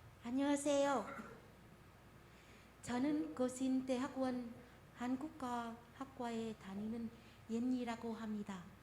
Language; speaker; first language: Korean; non-native, fluent; Vietnamese